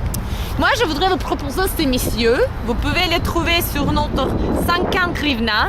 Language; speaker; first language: French; non-native, learner; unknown